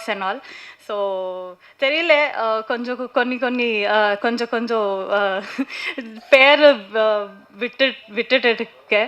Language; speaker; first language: Tamil; non-native, learner; Kannada